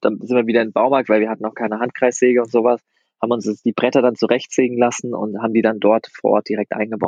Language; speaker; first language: German; native; German